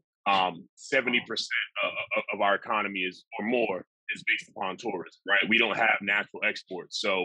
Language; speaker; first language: English; native; English